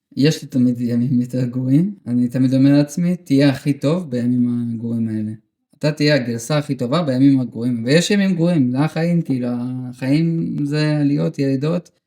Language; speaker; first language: Hebrew; early bilingual, other home language; Russian